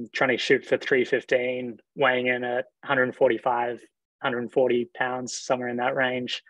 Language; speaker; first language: English; native; English